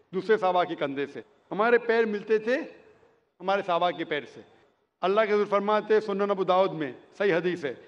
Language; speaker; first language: Hindi; non-native, local second language; Konkani